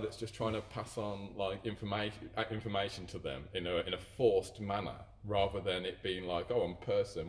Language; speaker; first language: English; native; English